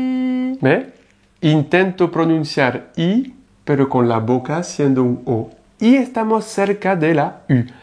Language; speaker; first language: Spanish; non-native, fluent; French